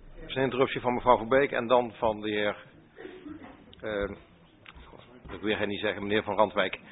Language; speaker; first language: Dutch; native; Dutch